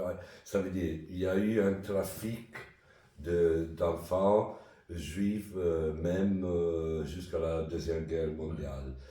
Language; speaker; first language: French; non-native, fluent; Italian